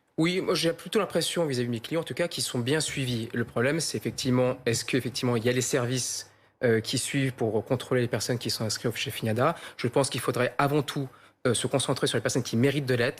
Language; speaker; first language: French; native; French